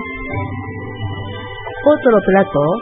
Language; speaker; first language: Spanish; non-native, learner; Japanese